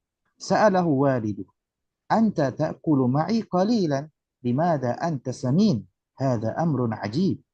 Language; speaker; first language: Arabic; non-native, fluent; Indonesian